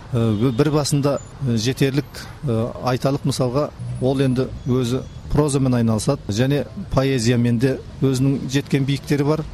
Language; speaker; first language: Kazakh; native; Kazakh